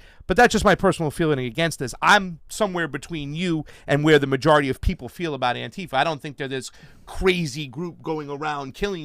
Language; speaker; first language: English; native; English